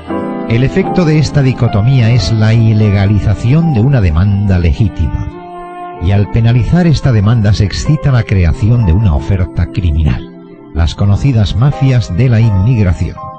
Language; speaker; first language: Spanish; native; Spanish